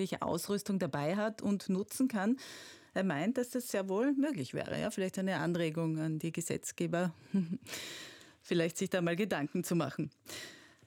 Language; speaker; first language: German; native; German